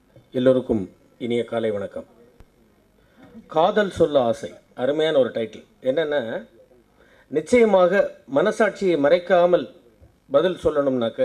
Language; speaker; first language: Tamil; native; Tamil